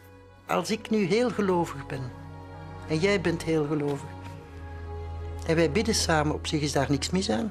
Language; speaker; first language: Dutch; native; Dutch